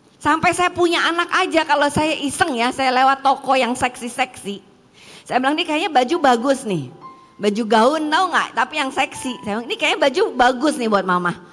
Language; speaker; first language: Indonesian; early bilingual, heritage; Indonesian